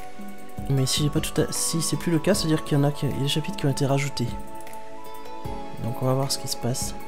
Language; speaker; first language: French; native; French